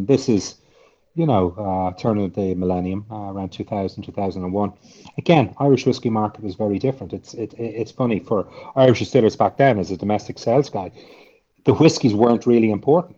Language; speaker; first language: English; native; English